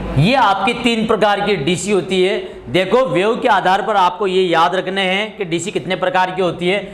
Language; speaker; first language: Hindi; native; Hindi